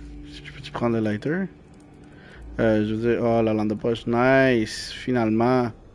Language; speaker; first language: French; native; French